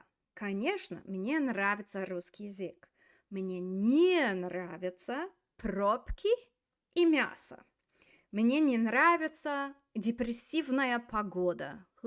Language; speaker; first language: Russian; non-native, fluent; English